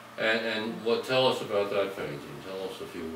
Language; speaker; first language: English; native; English